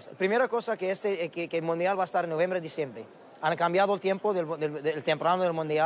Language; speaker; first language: Spanish; non-native, learner; Arabic